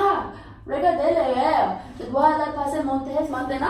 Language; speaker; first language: French; non-native, learner; English